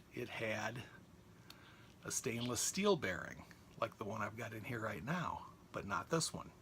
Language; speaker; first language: English; native; English